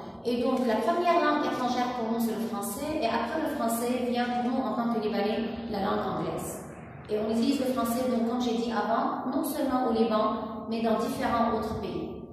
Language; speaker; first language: French; non-native, local second language; Arabic